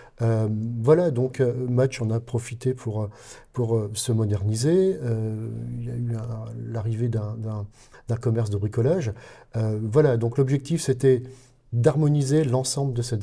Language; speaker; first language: French; native; French